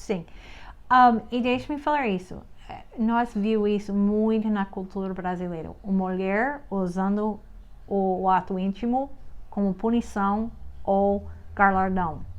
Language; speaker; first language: Portuguese; non-native, fluent; English